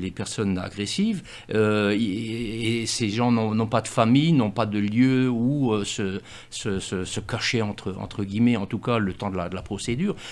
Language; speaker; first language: French; native; French